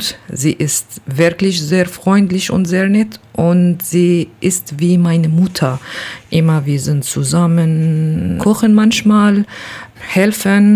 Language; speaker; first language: German; non-native, learner; Kurdish